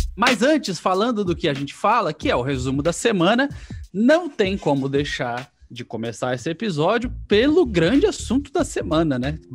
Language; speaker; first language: Portuguese; native; Portuguese